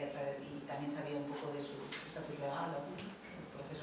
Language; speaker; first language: Spanish; native; Spanish